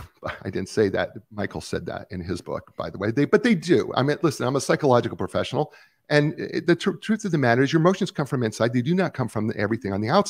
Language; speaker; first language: English; native; English